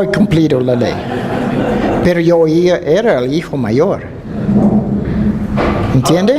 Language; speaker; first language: Spanish; non-native, fluent; Dutch